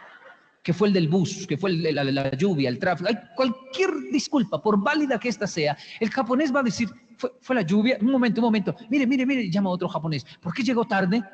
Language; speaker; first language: Spanish; native; Spanish